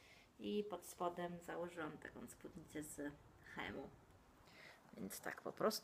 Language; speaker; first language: Polish; non-native, fluent; Italian